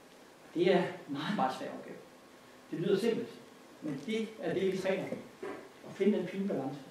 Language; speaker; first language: Danish; native; Danish